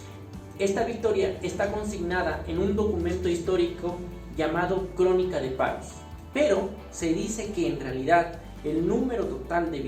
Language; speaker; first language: Spanish; native; Spanish